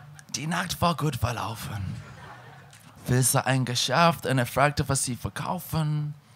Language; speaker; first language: German; non-native, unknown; English